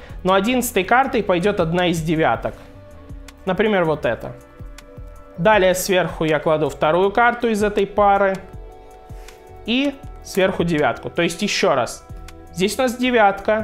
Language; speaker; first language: Russian; native; Russian